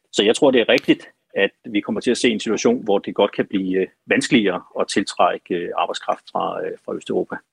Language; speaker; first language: Danish; native; Danish